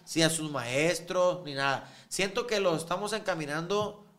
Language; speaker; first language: Spanish; native; Spanish